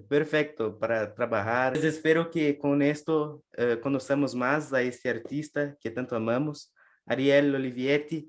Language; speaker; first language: Spanish; non-native, learner; Portuguese